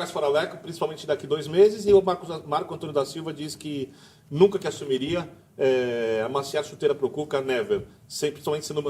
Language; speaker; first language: Portuguese; native; Portuguese